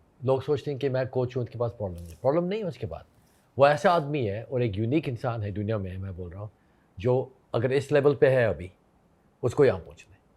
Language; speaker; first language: Hindi; non-native, fluent; English